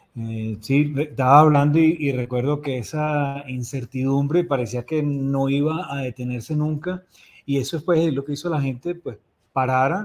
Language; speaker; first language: Spanish; native; Spanish